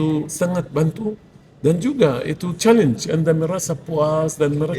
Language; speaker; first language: Indonesian; non-native, fluent; Arabic